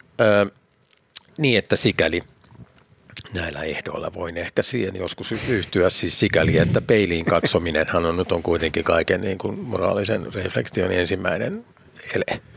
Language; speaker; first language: Finnish; native; Finnish